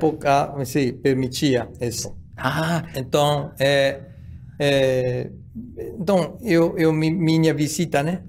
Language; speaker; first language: Portuguese; non-native, fluent; Japanese